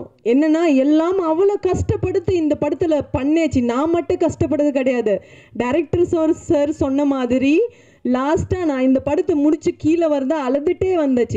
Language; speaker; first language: Tamil; non-native, fluent; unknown